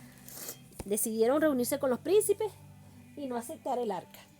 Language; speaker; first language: Spanish; native; Spanish